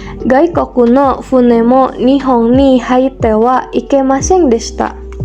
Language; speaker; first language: Japanese; non-native, learner; Indonesian